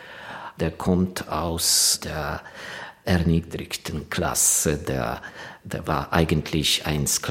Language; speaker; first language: German; non-native, fluent; Ukrainian